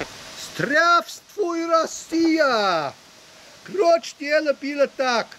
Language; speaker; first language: Russian; native; Russian